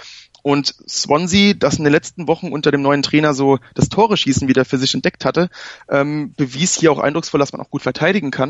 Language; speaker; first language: German; native; German